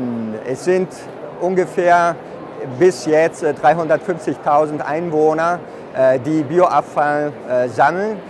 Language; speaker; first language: German; non-native, fluent; Italian